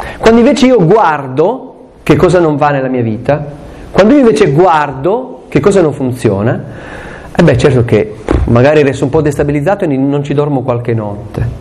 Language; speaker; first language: Italian; non-native, local second language; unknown